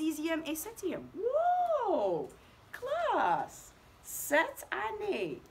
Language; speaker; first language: French; non-native, fluent; English